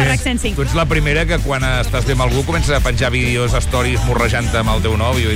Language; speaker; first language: Catalan; native; Catalan